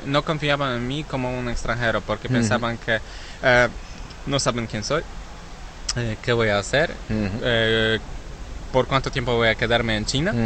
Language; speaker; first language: Spanish; non-native, learner; Polish